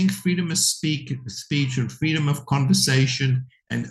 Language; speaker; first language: English; native; English